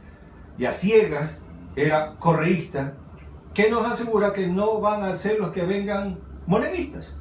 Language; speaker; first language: Spanish; native; Spanish